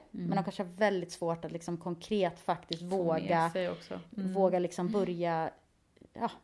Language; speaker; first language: Swedish; native; Swedish